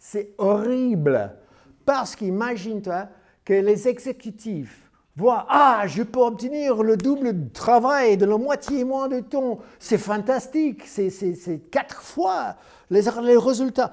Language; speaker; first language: French; non-native, learner; English